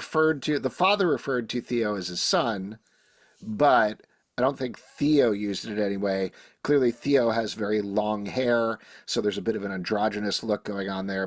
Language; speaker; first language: English; native; English